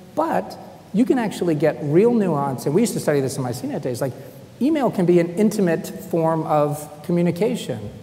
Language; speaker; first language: English; native; English